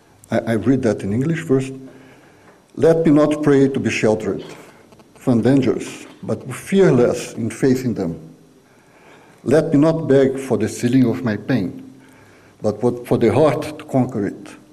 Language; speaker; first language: English; non-native, fluent; Portuguese